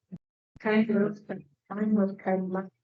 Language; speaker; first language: German; non-native, fluent; Italian